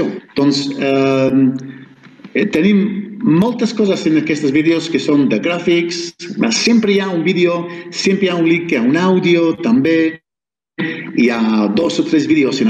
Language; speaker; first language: Catalan; non-native, fluent; Spanish